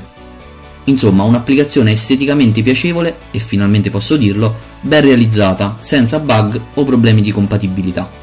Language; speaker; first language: Italian; native; Italian